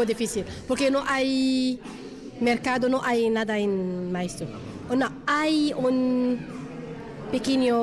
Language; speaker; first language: Spanish; non-native, learner; Arabic